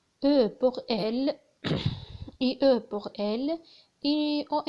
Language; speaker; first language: French; non-native, learner; Arabic